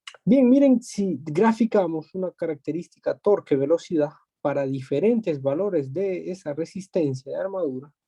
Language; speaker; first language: Spanish; native; Spanish